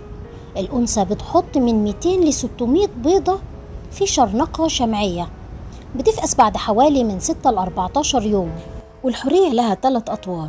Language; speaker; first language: Arabic; native; Arabic